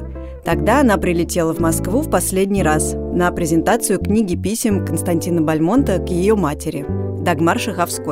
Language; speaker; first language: Russian; native; Russian